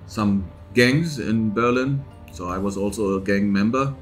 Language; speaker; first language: English; non-native, fluent; German